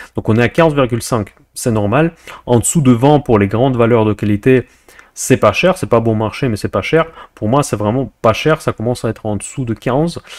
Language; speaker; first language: French; non-native, fluent; Russian